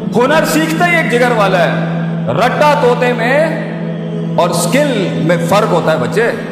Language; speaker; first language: Urdu; non-native, local second language; Punjabi